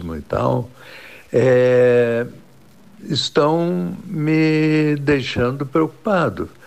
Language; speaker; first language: Portuguese; native; Portuguese